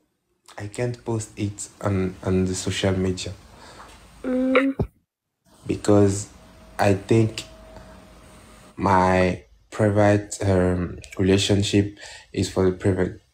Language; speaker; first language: English; non-native, learner; French